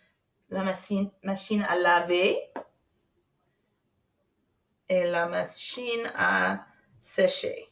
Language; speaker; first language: French; non-native, fluent; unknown